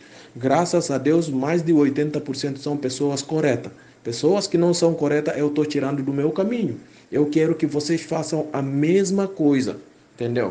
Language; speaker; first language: Portuguese; non-native, fluent; Haitian Creole